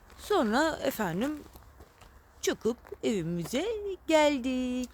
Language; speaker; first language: Turkish; early bilingual, heritage; Turkish